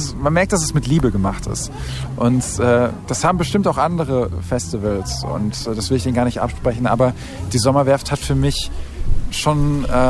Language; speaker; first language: German; native; German